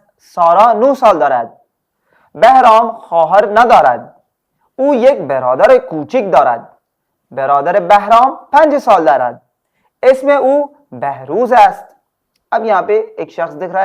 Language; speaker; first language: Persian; non-native, fluent; Urdu